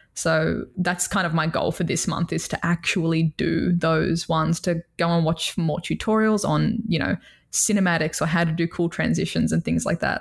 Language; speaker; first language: English; native; English